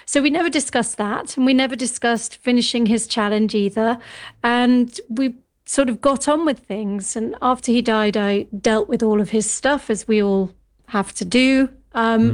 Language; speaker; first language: English; native; English